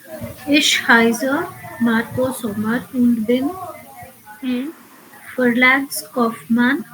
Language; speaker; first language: German; non-native, learner; Hindi